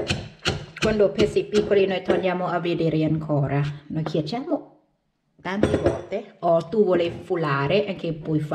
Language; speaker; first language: Italian; non-native, learner; Thai